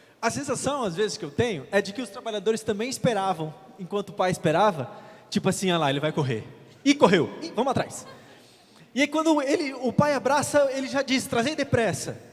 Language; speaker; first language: Portuguese; native; Portuguese